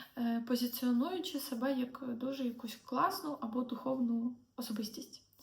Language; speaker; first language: Ukrainian; non-native, local second language; Russian